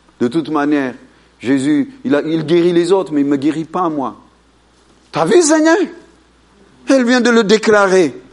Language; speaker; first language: French; non-native, fluent; Amharic